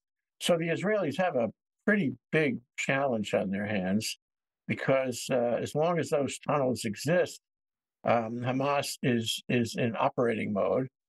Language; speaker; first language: English; native; English